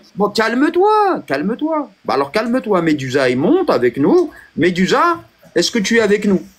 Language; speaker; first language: French; early bilingual, other home language; Arabic